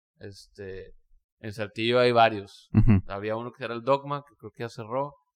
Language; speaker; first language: Spanish; native; Spanish